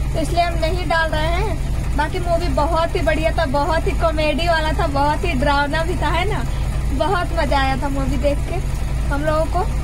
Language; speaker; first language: Hindi; native; Hindi